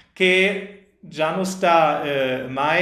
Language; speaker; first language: Portuguese; non-native, fluent; German